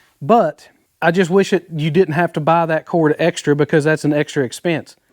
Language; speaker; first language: English; native; English